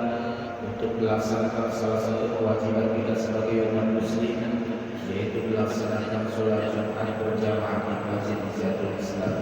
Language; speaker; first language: Indonesian; native; Indonesian